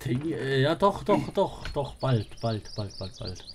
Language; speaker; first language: German; native; German